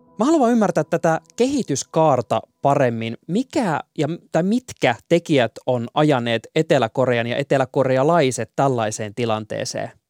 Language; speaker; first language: Finnish; native; Finnish